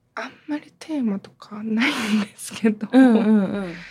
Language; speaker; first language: Japanese; native; Japanese